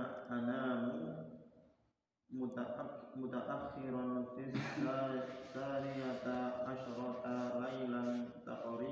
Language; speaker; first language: Arabic; non-native, learner; Indonesian